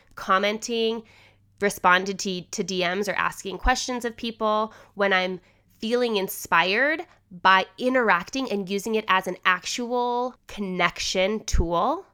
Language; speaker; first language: English; native; English